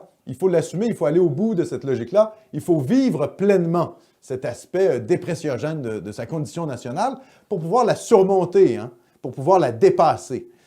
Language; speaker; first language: French; native; French